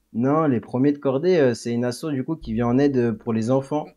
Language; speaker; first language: French; native; French